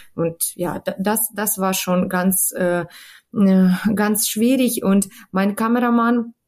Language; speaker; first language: German; non-native, fluent; Ukrainian